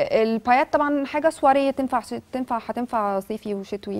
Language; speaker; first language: Arabic; native; Arabic